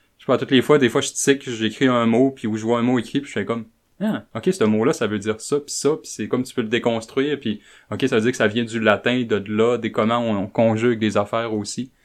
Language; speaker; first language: French; native; French